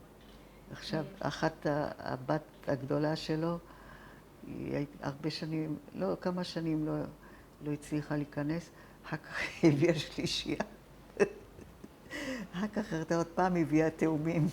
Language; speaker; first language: Hebrew; non-native, fluent; Italian